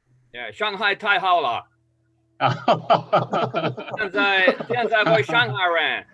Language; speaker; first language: Chinese; non-native, learner; English